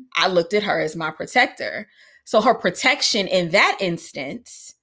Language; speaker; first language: English; native; English